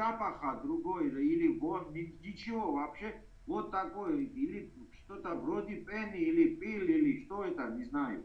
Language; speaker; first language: Russian; non-native, fluent; Georgian